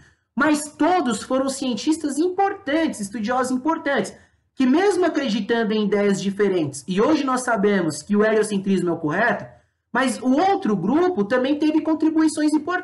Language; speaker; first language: Portuguese; native; Portuguese